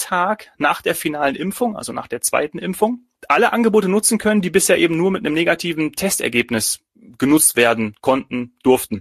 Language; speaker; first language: German; native; German